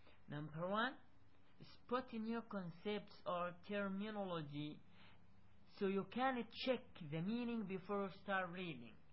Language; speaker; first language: English; non-native, fluent; Arabic